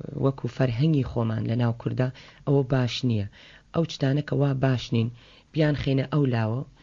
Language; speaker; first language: Central Kurdish; native; Central Kurdish